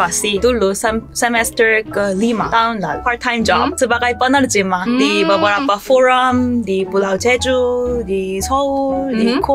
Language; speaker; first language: Indonesian; non-native, fluent; Korean